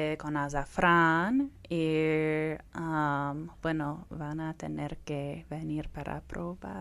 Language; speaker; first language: Spanish; non-native, fluent; English